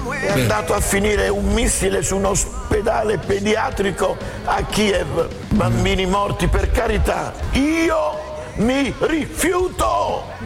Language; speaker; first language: Italian; native; Italian